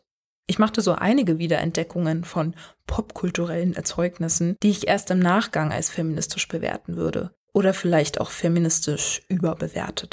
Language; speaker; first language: German; native; German